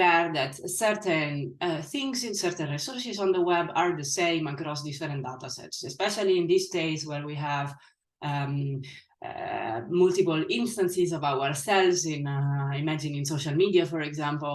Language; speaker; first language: English; non-native, fluent; Italian